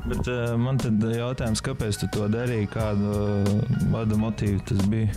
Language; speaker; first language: Latvian; native; Latvian